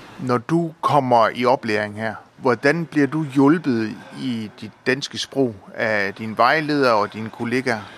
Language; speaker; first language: Danish; native; Danish